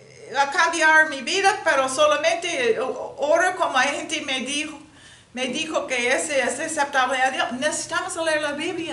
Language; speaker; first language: Spanish; non-native, learner; English